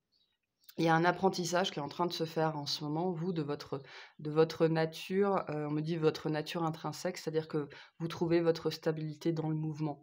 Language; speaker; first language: French; native; French